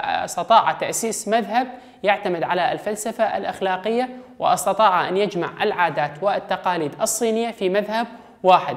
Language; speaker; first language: Arabic; non-native, local second language; Kurdish